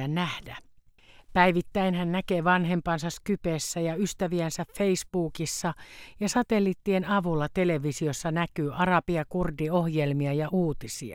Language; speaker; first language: Finnish; native; Finnish